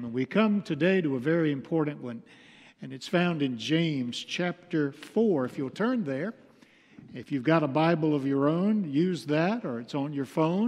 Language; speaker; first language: English; native; English